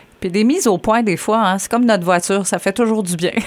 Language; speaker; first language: French; native; French